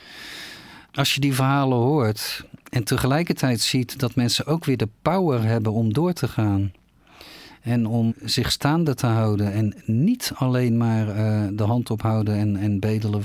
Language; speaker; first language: Dutch; native; Dutch